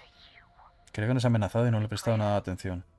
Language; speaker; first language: Spanish; native; Spanish